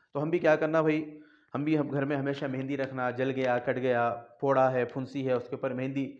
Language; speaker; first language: Urdu; native; Urdu